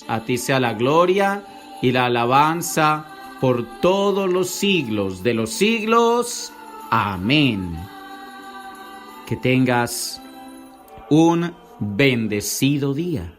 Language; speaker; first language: Spanish; native; Spanish